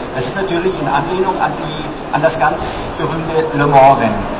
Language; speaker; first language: German; native; German